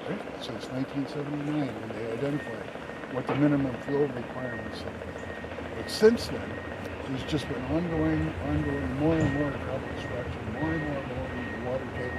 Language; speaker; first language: English; native; English